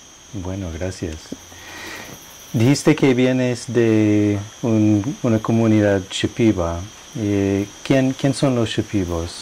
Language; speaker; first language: Spanish; non-native, learner; English